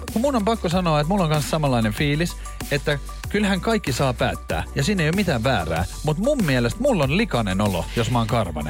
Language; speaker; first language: Finnish; native; Finnish